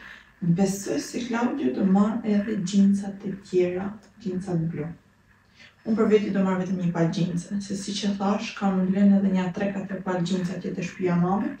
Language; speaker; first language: Albanian; native; Albanian